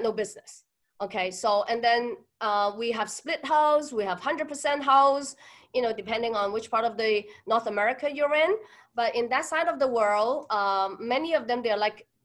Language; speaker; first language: English; non-native, local second language; Cantonese